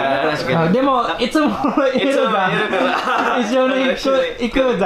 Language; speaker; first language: Japanese; non-native, fluent; Cebuano